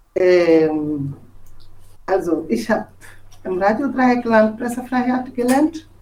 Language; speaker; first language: German; non-native, fluent; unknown